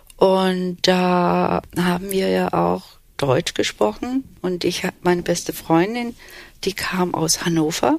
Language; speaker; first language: German; early bilingual, other home language; Turkish